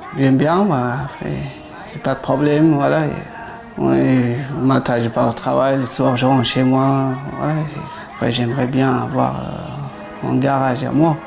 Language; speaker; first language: French; non-native, learner; Persian